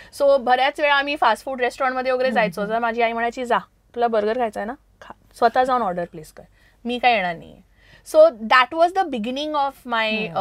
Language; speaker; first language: Marathi; early bilingual, heritage; Marathi